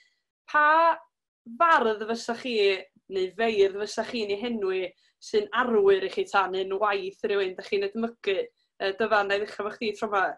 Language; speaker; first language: Welsh; native; Welsh